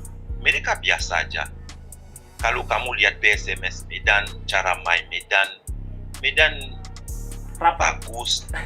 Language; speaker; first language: Indonesian; non-native, fluent; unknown